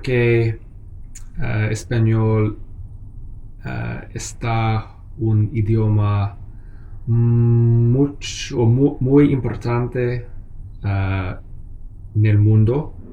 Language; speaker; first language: Spanish; non-native, learner; English